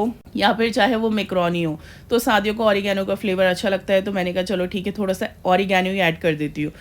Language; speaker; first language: Hindi; native; Hindi